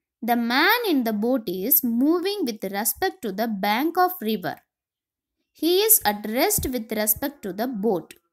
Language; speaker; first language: English; non-native, local second language; Tamil